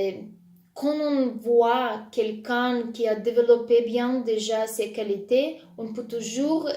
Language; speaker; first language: French; non-native, fluent; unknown